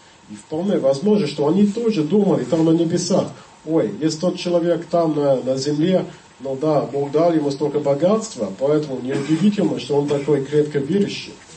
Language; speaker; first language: Russian; non-native, fluent; English